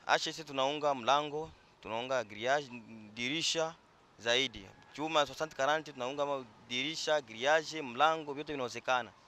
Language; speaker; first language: Swahili; native; Swahili